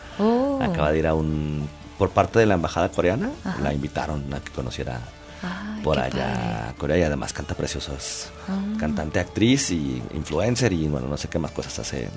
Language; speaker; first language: Spanish; native; Spanish